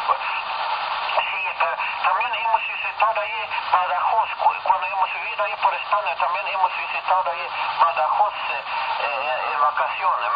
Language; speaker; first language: Spanish; non-native, learner; Swedish